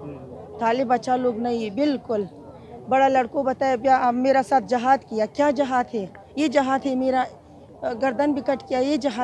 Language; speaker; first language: Hindi; non-native, learner; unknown